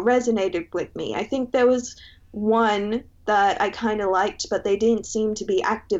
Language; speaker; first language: English; native; English